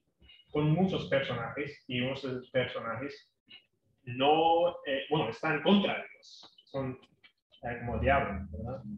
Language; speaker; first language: Spanish; non-native, fluent; English